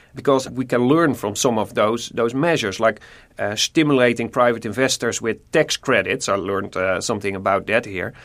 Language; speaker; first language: English; non-native, fluent; Dutch